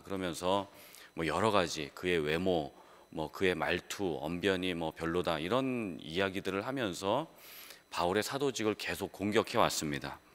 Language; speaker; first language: Korean; native; Korean